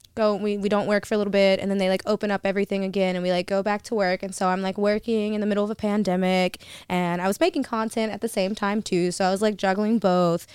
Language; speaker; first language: English; native; English